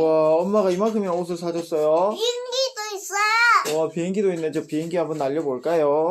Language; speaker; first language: Korean; native; Korean